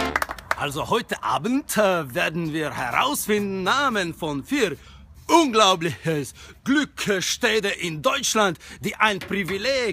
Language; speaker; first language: German; non-native, learner; Bosnian